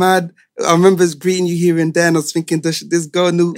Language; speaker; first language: English; non-native, fluent; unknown